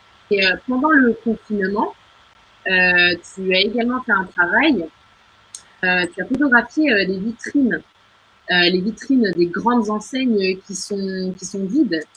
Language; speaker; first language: French; native; French